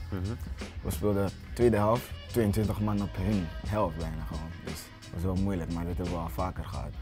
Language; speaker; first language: Dutch; early bilingual, other home language; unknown